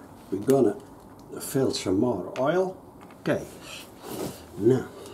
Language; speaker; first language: English; non-native, fluent; Dutch